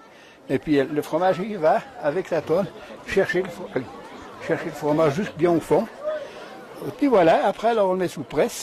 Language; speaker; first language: French; native; French